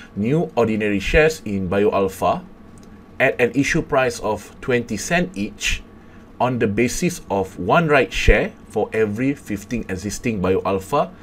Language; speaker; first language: English; non-native, local second language; Malay